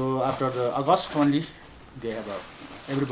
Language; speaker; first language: English; non-native, learner; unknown